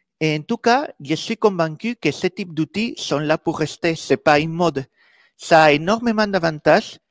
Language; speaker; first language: French; non-native, fluent; Spanish